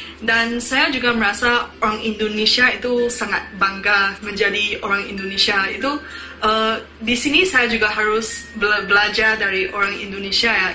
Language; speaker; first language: Indonesian; non-native, fluent; Min Nan Chinese